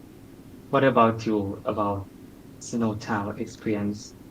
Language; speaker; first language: English; non-native, learner; Thai